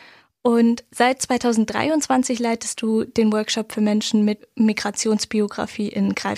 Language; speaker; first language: German; native; German